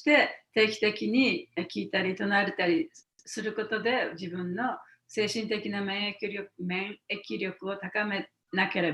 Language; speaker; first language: Japanese; native; Japanese